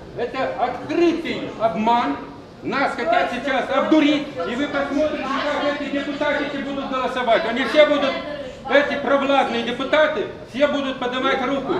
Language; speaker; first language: Russian; native; Russian